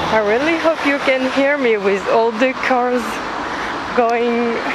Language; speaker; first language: English; non-native, fluent; French